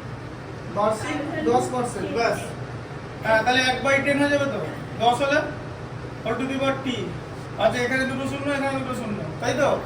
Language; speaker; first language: Bangla; native; Bangla